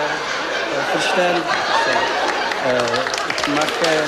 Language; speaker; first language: German; non-native, learner; Czech